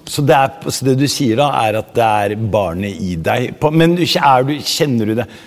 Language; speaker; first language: Norwegian; early bilingual, other home language; Arabic